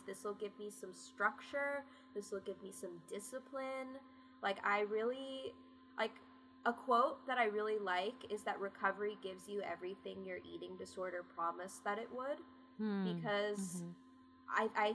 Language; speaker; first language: English; native; English